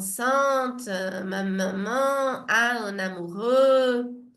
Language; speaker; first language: French; non-native, fluent; Portuguese